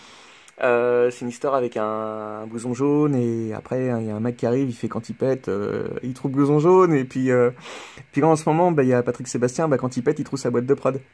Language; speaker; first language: French; native; French